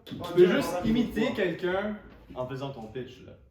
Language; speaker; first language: French; native; French